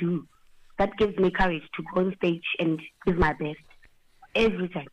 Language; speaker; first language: English; non-native, local second language; Tsonga